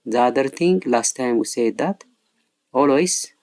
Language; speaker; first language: English; non-native, local second language; Amharic